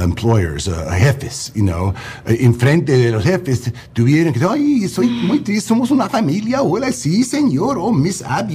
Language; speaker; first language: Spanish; non-native, learner; English